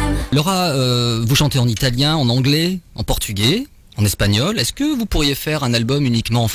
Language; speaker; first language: French; native; French